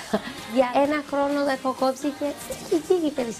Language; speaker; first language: Greek; early bilingual, heritage; Greek